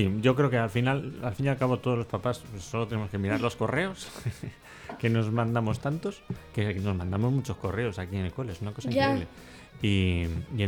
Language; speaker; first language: Spanish; native; Spanish